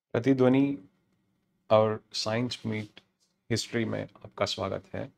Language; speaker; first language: Hindi; non-native, local second language; Telugu